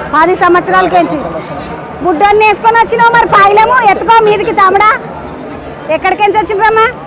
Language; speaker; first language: Telugu; native; Telugu